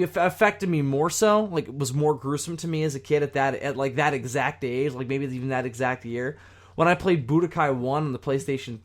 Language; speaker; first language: English; native; English